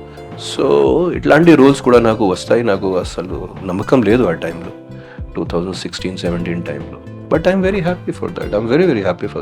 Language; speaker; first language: Telugu; non-native, fluent; Hindi